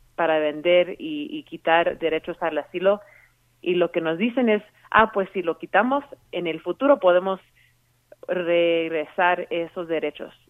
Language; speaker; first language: Spanish; early bilingual, heritage; Spanish